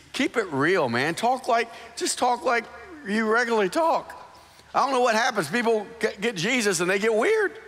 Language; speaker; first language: English; native; English